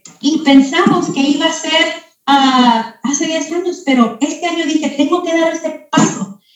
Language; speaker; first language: Spanish; early bilingual, heritage; Spanish